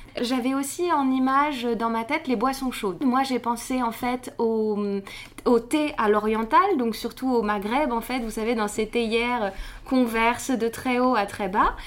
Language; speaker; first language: French; native; French